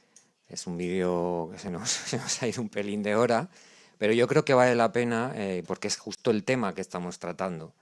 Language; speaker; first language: Spanish; native; Spanish